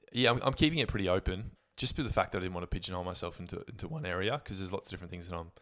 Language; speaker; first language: English; native; English